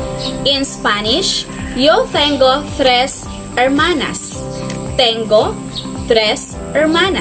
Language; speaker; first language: Spanish; non-native, learner; Filipino